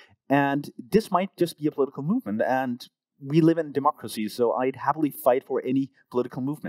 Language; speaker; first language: English; non-native, fluent; Danish